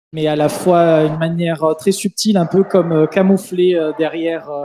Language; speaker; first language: French; native; French